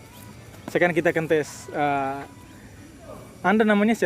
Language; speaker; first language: Indonesian; non-native, local second language; Tetum